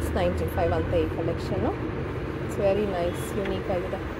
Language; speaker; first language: Kannada; native; Kannada